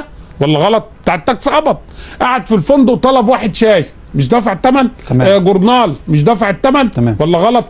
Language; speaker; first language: Arabic; native; Arabic